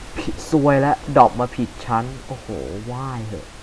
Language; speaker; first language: Thai; native; Thai